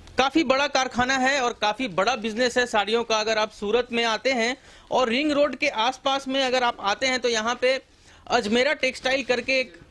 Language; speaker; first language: Hindi; native; Hindi